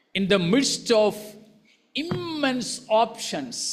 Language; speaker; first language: English; non-native, local second language; Hindi